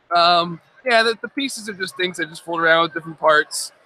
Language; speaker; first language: English; native; English